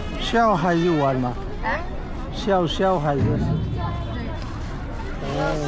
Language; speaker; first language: Chinese; non-native, fluent; Bangla